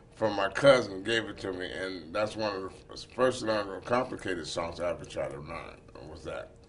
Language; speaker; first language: English; native; English